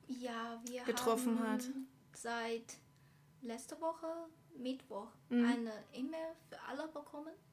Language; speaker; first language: German; non-native, learner; Chinese